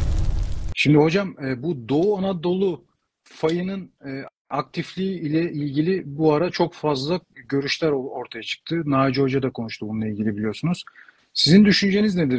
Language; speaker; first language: Turkish; native; Turkish